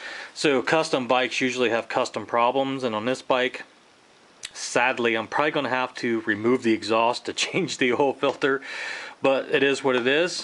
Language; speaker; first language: English; native; English